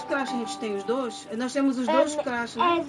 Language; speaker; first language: Portuguese; native; Portuguese